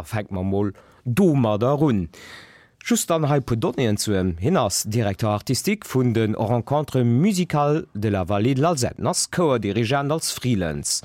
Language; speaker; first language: Luxembourgish; native; Luxembourgish